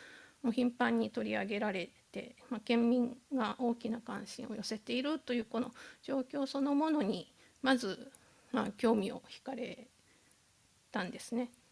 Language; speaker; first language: Japanese; native; Japanese